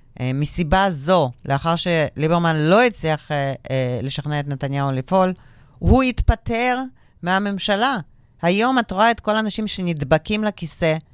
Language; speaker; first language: Hebrew; non-native, fluent; Russian